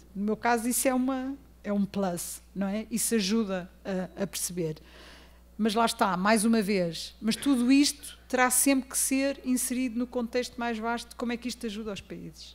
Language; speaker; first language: Portuguese; native; Portuguese